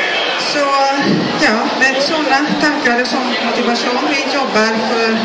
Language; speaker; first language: Swedish; non-native, fluent; Greek